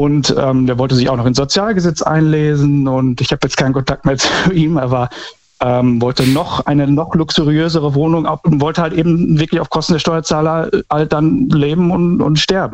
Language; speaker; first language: German; native; German